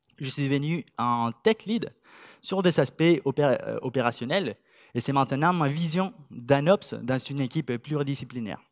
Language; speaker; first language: French; non-native, fluent; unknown